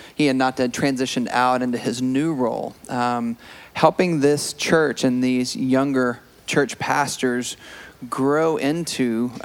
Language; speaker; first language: English; native; English